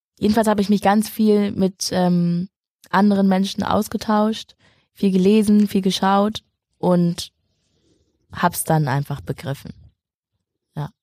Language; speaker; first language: German; native; German